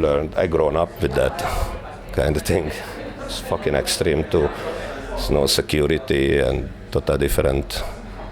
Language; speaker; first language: English; non-native, fluent; Hungarian